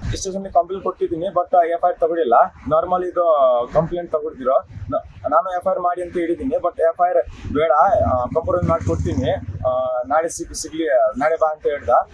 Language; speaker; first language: Kannada; non-native, learner; Nepali